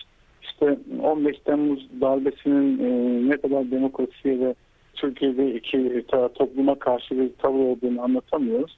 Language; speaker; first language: Turkish; native; Turkish